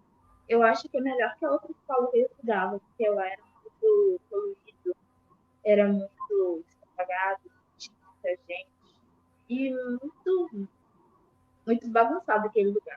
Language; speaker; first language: Portuguese; early bilingual, other home language; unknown